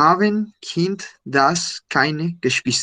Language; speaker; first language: German; non-native, learner; Spanish